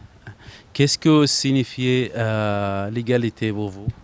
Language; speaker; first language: French; non-native, learner; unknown